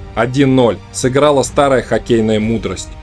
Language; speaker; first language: Russian; native; Russian